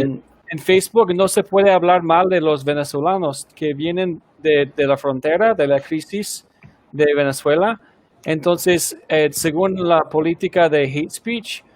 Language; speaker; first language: Spanish; non-native, fluent; English